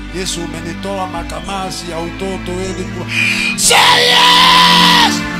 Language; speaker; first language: Swahili; native; Swahili